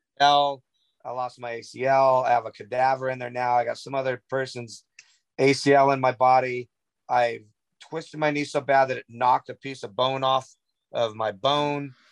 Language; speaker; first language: English; native; English